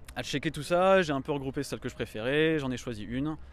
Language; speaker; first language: French; native; French